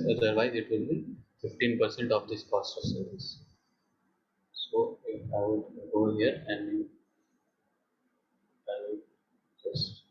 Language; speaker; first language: English; non-native, fluent; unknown